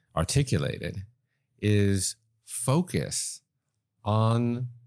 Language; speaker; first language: English; native; English